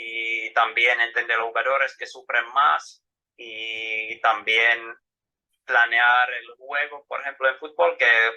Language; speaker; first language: Spanish; non-native, fluent; Finnish